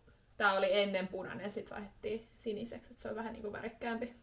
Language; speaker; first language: Finnish; native; Finnish